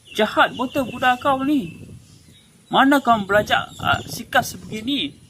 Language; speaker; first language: Malay; non-native, local second language; Tamil